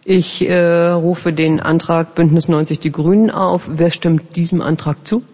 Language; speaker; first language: German; native; German